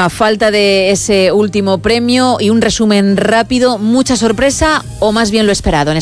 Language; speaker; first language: Spanish; native; Spanish